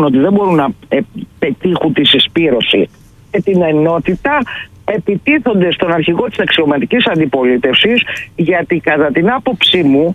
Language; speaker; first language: Greek; native; Greek